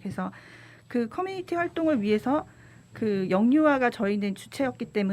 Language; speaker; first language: Korean; native; Korean